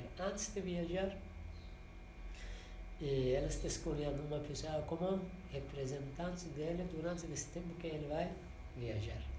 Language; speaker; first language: Portuguese; non-native, learner; Persian